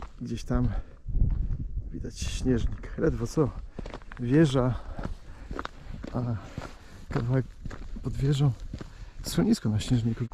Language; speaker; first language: Polish; native; Polish